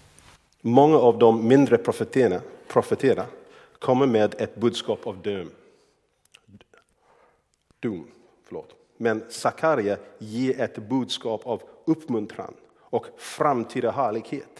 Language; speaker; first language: Swedish; non-native, fluent; English